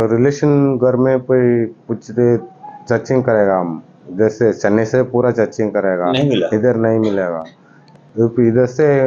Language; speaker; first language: Hindi; non-native, local second language; Tamil